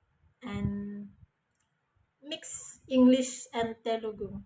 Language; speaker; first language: Telugu; non-native, learner; Indonesian